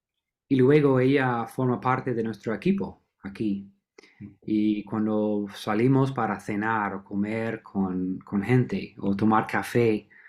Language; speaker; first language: Spanish; non-native, fluent; English